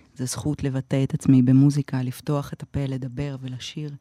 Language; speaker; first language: Hebrew; non-native, fluent; Azerbaijani